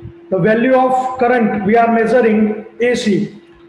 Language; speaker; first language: English; non-native, local second language; Gujarati